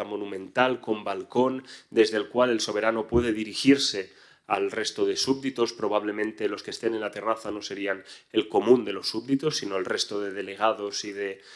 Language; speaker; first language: Spanish; native; Spanish